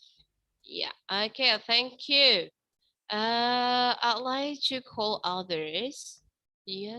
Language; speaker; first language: English; non-native, fluent; Indonesian